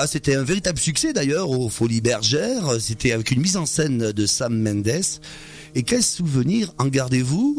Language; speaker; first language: French; native; French